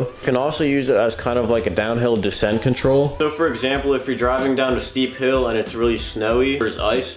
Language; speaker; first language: English; native; English